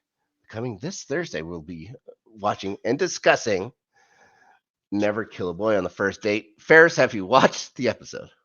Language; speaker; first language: English; native; English